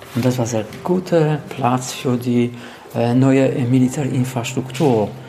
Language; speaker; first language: German; non-native, learner; Polish